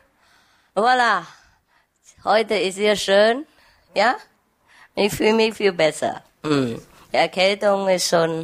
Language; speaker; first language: German; non-native, learner; Vietnamese